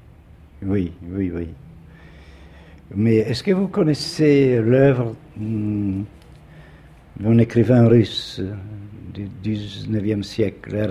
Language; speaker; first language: French; non-native, fluent; Polish